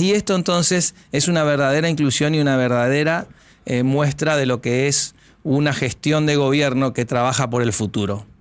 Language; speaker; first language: Spanish; native; Spanish